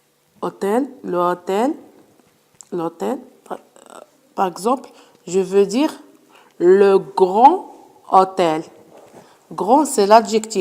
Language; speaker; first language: French; non-native, local second language; Arabic